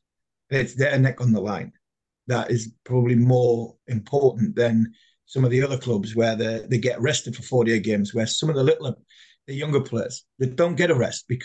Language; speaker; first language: English; native; English